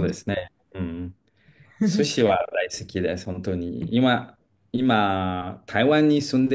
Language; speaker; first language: Japanese; non-native, learner; French